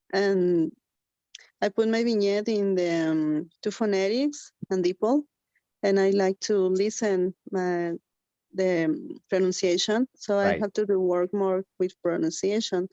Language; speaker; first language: English; non-native, learner; Spanish